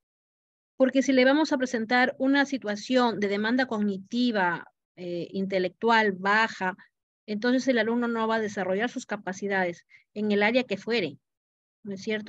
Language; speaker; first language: Spanish; native; Spanish